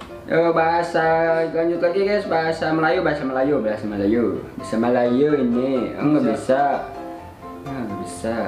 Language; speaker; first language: Indonesian; non-native, local second language; Sundanese